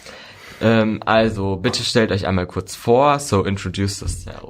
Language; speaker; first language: German; native; German